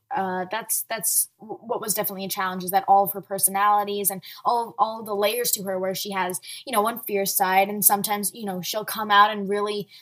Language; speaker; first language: English; early bilingual, other home language; Arabic